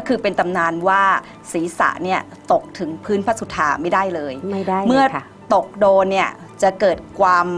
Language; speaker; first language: Thai; native; Thai